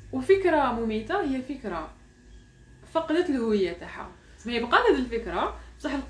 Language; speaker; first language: Arabic; native; Arabic